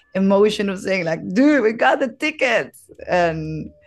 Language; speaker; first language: English; non-native, fluent; Spanish